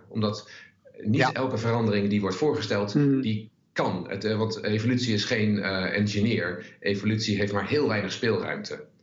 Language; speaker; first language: Dutch; native; Dutch